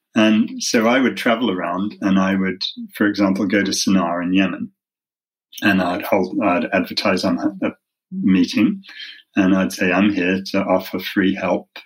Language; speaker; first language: English; native; English